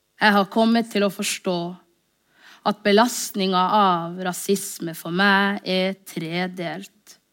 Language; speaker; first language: Norwegian; early bilingual, other home language; Somali